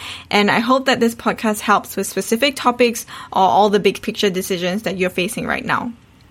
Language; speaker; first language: English; native; English